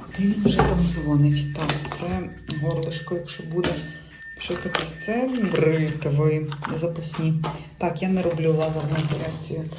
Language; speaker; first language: Ukrainian; native; Ukrainian